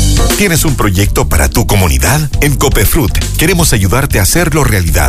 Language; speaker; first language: Spanish; native; Spanish